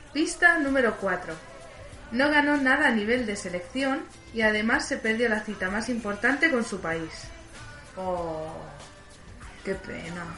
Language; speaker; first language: Spanish; native; Spanish